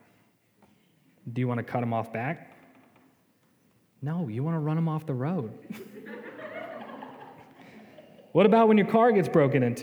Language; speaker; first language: English; native; English